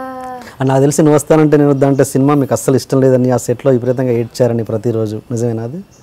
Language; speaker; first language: Telugu; native; Telugu